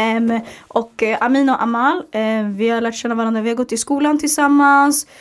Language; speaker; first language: Swedish; early bilingual, other home language; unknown